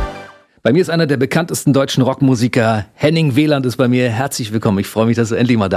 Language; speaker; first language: German; native; German